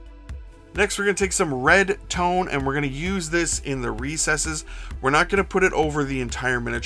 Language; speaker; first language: English; native; English